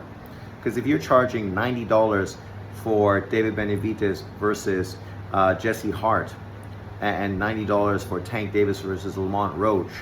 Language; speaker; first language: English; native; English